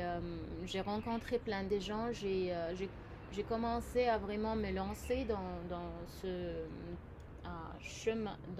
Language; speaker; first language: French; non-native, fluent; Arabic